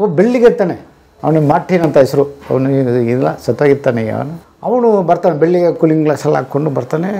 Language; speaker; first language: Kannada; non-native, local second language; Tamil